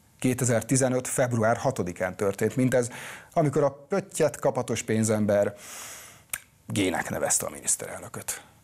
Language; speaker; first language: Hungarian; native; Hungarian